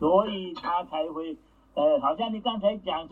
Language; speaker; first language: Chinese; native; Chinese